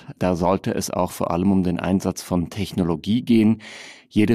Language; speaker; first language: German; native; German